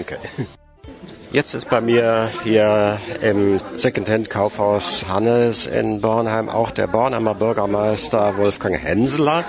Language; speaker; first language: German; native; German